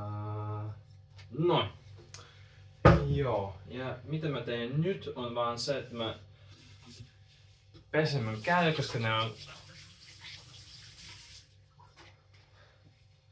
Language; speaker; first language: Finnish; non-native, fluent; Russian